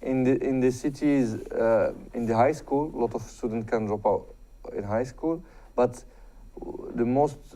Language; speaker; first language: English; non-native, fluent; Arabic